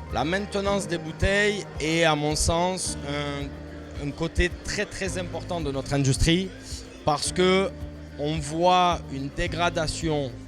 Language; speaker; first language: French; native; French